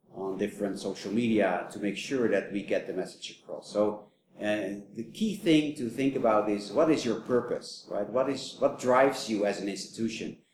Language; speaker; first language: English; non-native, fluent; Dutch